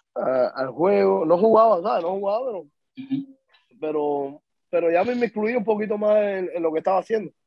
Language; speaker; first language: Spanish; native; Spanish